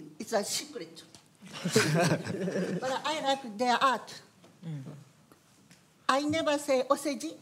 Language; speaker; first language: English; non-native, learner; Japanese